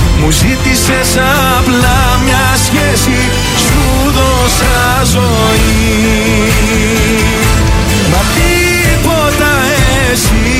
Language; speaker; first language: Greek; native; Greek